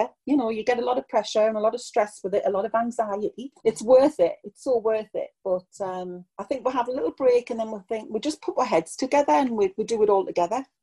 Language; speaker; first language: English; native; English